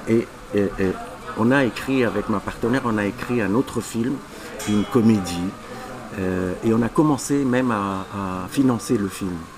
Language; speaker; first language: French; non-native, local second language; Arabic